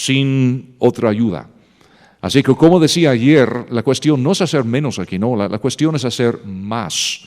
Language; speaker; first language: Spanish; non-native, fluent; English